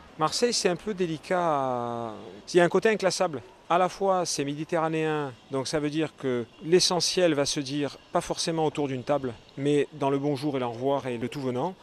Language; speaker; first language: French; native; French